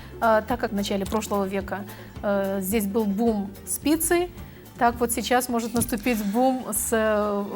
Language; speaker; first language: Russian; native; Russian